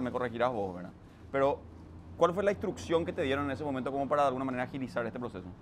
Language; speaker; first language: Spanish; native; Spanish